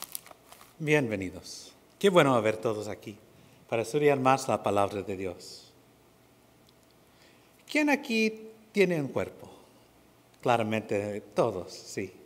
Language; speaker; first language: Spanish; non-native, fluent; English